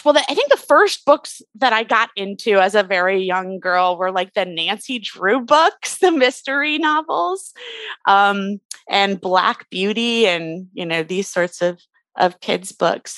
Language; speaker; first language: English; native; English